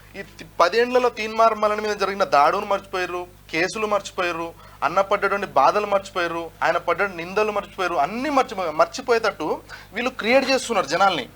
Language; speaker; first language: Telugu; non-native, local second language; Lambadi